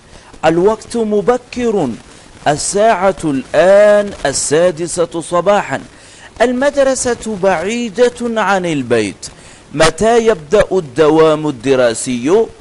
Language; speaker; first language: Arabic; non-native, fluent; Urdu